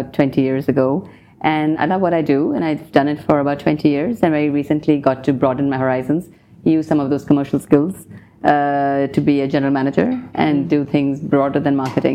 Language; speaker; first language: English; non-native, local second language; Urdu